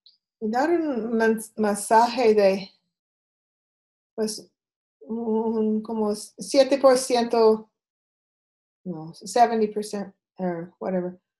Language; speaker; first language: Spanish; non-native, learner; English